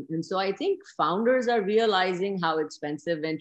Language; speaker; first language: English; non-native, local second language; Urdu